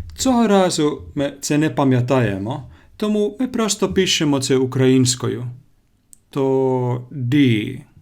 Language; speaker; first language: Ukrainian; non-native, learner; Finnish